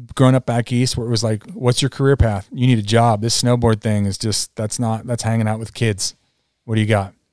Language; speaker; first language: English; native; English